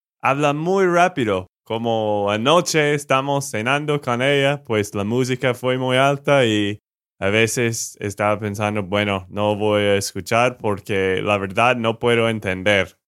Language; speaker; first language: Spanish; non-native, fluent; English